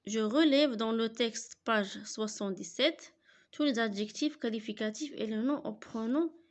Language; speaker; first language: French; non-native, local second language; Arabic